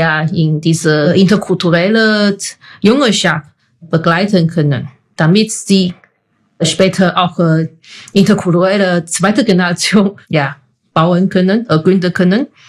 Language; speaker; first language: German; non-native, fluent; Chinese